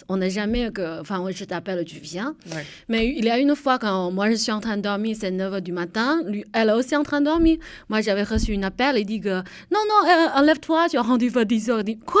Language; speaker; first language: French; non-native, fluent; Chinese